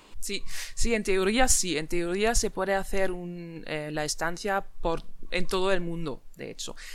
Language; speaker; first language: Spanish; non-native, fluent; German